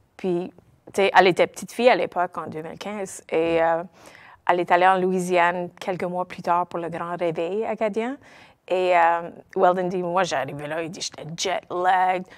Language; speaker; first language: French; native; French